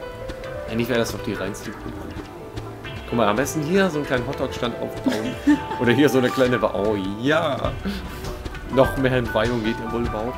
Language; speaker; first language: German; native; German